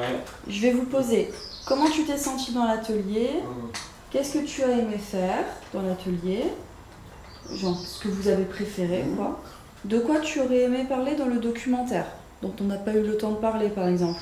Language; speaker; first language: French; native; French